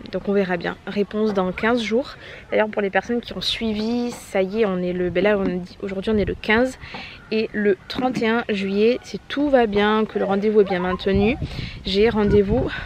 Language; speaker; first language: French; native; French